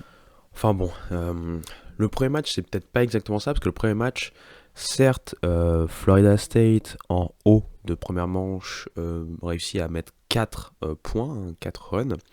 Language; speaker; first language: French; native; French